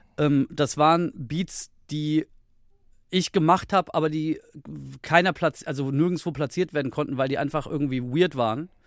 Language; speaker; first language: German; early bilingual, heritage; Greek